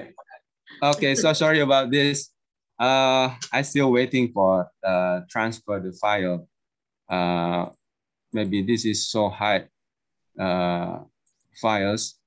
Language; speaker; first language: English; non-native, learner; Indonesian